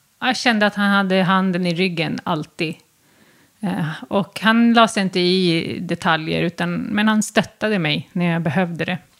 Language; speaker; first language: Swedish; native; Swedish